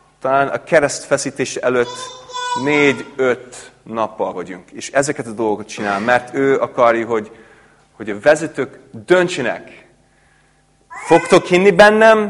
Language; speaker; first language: Hungarian; non-native, fluent; English